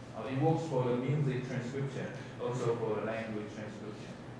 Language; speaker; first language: English; non-native, fluent; Chinese